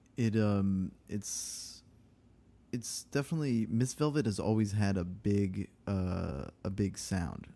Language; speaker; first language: English; early bilingual, other home language; French